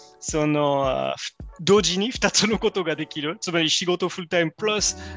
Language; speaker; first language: Japanese; non-native, fluent; French